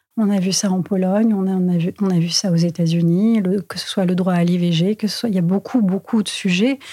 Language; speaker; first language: French; native; French